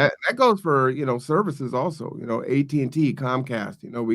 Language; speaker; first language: English; native; English